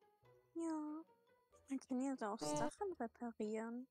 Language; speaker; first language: German; native; German